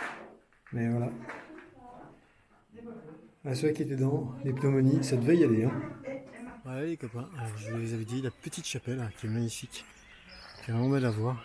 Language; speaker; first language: French; native; French